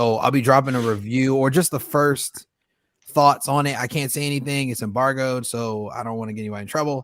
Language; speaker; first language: English; native; English